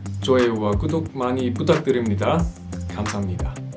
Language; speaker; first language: Korean; non-native, fluent; German